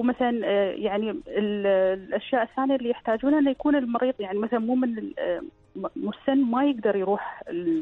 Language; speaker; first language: Arabic; native; Arabic